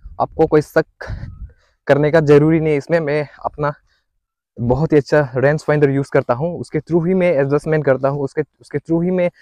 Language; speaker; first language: Hindi; non-native, local second language; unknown